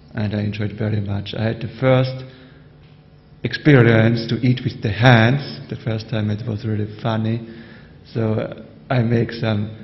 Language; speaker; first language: English; non-native, learner; German